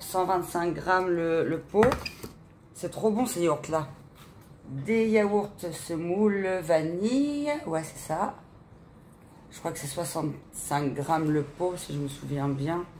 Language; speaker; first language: French; native; French